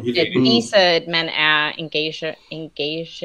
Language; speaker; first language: Danish; non-native, fluent; English